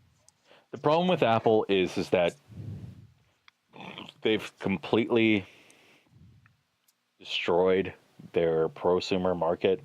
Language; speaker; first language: English; native; English